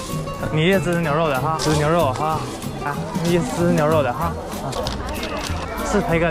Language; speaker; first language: Chinese; native; Chinese